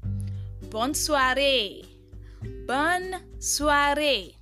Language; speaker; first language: French; non-native, fluent; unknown